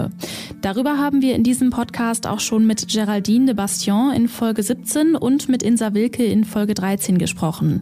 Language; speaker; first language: German; native; German